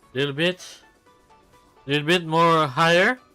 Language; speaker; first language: English; non-native, learner; French